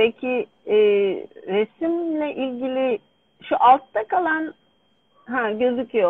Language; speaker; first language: Turkish; native; Turkish